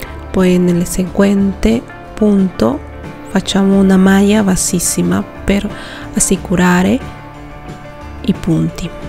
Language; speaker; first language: Italian; non-native, fluent; Spanish